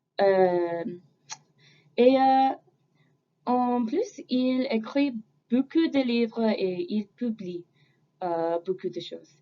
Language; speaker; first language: French; non-native, fluent; English